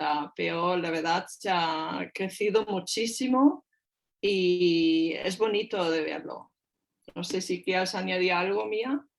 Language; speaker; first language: Spanish; non-native, fluent; German